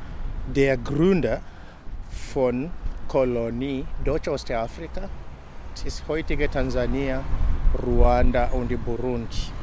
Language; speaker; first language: German; non-native, local second language; Swahili